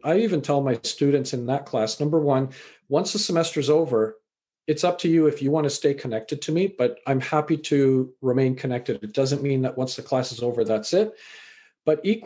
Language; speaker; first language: English; native; English